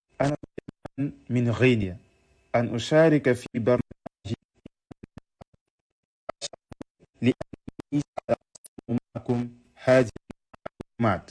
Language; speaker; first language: Arabic; non-native, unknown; Fula